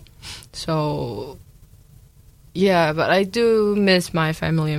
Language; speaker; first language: English; non-native, local second language; Cantonese